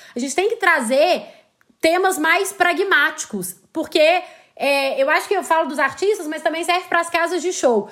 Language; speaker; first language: Portuguese; native; Portuguese